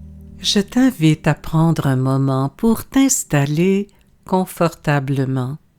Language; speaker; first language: French; native; French